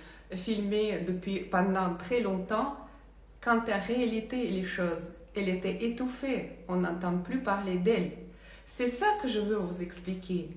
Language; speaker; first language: French; non-native, fluent; Russian